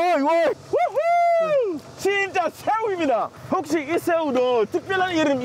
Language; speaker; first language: Korean; non-native, fluent; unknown